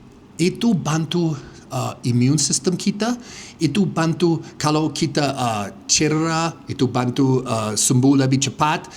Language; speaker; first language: Indonesian; non-native, fluent; English